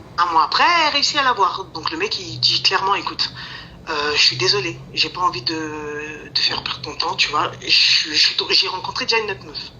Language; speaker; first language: French; early bilingual, other home language; Lingala